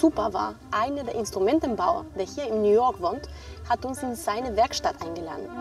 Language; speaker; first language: German; non-native, fluent; Spanish